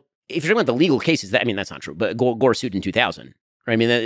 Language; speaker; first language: English; native; English